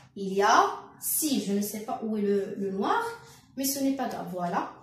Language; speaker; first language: French; non-native, local second language; Arabic